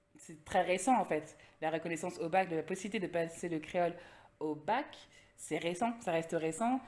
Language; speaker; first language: French; native; French